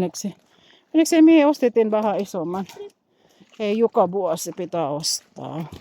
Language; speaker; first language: Finnish; non-native, learner; Bikol